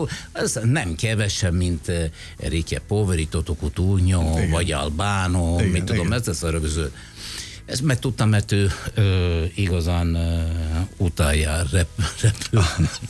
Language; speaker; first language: Hungarian; non-native, fluent; Italian